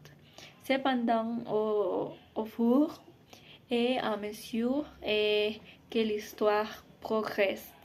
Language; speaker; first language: French; non-native, learner; Spanish